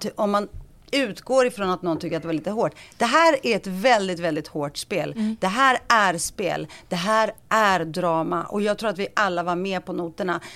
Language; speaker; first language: Swedish; early bilingual, other home language; Greek